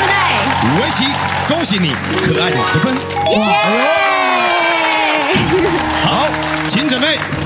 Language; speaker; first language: Chinese; native; Chinese